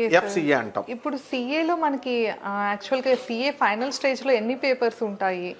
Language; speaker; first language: Telugu; native; Telugu